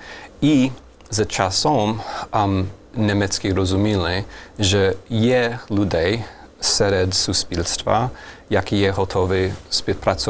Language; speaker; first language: Ukrainian; non-native, fluent; German